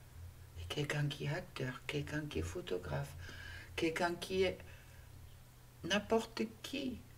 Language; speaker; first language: French; non-native, fluent; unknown